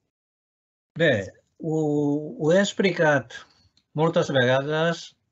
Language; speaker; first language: Catalan; non-native, fluent; Japanese